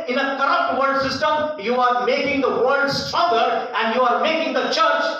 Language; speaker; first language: English; non-native, local second language; Hindi